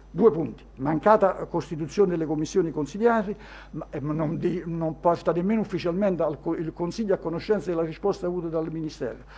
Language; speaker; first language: Italian; native; Italian